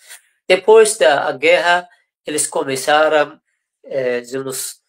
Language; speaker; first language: Portuguese; non-native, fluent; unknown